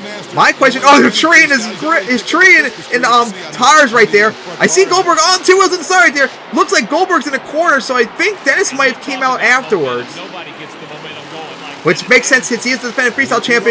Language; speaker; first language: English; native; English